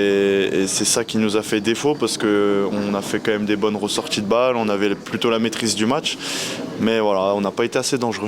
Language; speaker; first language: French; native; French